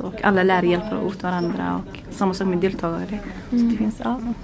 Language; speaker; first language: Swedish; non-native, learner; Arabic